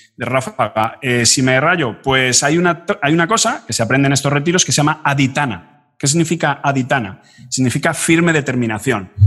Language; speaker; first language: Spanish; native; Spanish